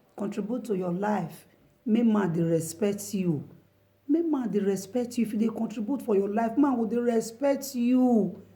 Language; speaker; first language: Nigerian Pidgin; non-native, local second language; Bini